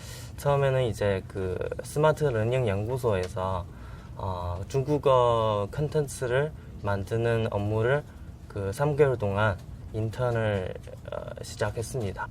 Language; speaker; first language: Korean; non-native, fluent; Chinese